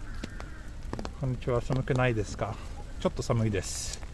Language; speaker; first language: Japanese; non-native, fluent; Swedish